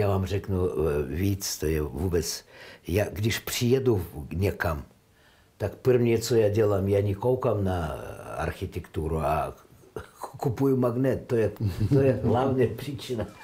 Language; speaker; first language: Czech; non-native, learner; Russian